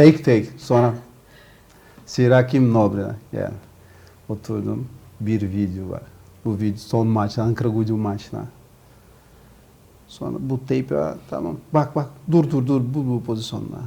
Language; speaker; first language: Turkish; non-native, learner; Portuguese